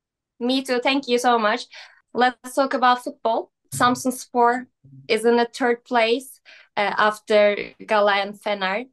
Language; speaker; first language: English; non-native, learner; Turkish